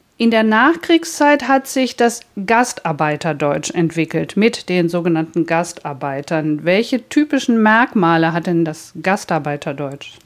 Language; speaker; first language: German; native; German